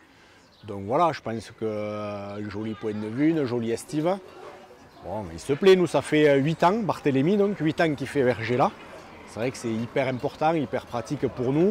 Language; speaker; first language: French; native; French